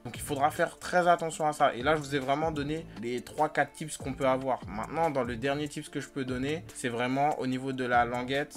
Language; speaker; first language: French; native; French